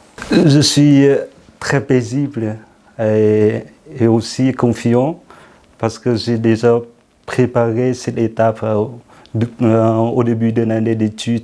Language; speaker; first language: French; non-native, fluent; Vietnamese